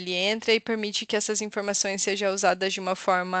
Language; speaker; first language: Portuguese; native; Portuguese